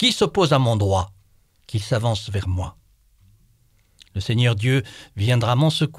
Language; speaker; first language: French; native; French